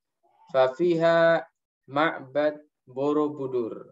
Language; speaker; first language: Arabic; non-native, fluent; Indonesian